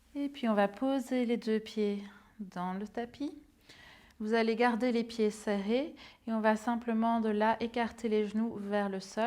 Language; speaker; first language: French; native; French